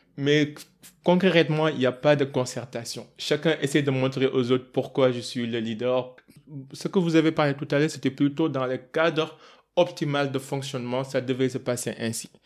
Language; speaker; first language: French; non-native, local second language; Wolof